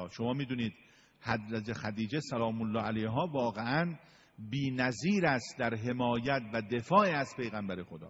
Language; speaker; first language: Persian; native; Persian